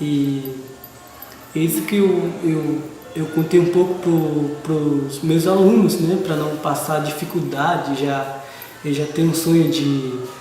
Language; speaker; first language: Portuguese; non-native, local second language; Guarani